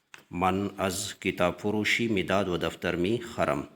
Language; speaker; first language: Persian; non-native, fluent; Urdu